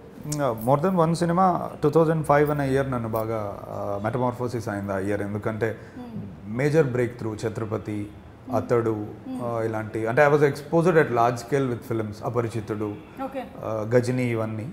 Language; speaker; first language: Telugu; native; Telugu